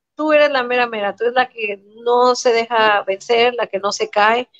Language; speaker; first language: Spanish; native; Spanish